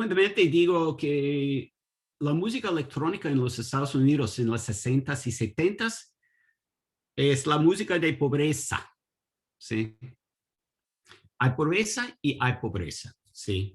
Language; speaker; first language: Spanish; non-native, learner; English